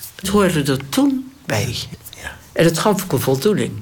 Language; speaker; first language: Dutch; native; Dutch